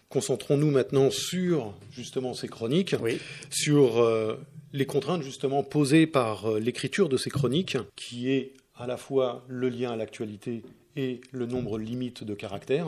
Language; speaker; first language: French; native; French